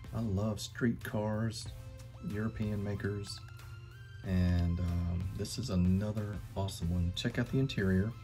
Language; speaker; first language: English; native; English